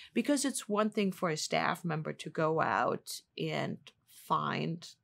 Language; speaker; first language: English; non-native, fluent; German